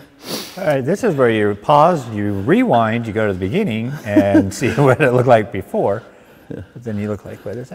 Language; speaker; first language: English; native; English